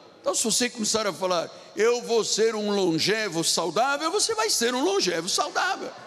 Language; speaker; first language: Portuguese; native; Portuguese